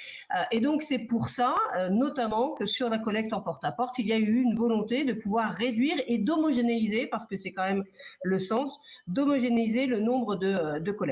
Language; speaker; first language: French; native; French